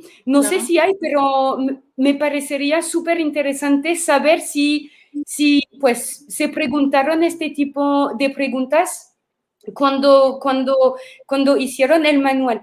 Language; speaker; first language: Spanish; non-native, fluent; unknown